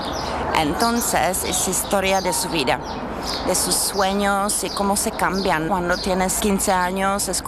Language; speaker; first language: Spanish; non-native, learner; Czech